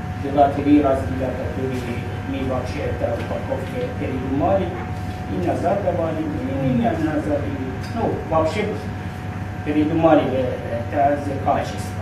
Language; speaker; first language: Russian; non-native, learner; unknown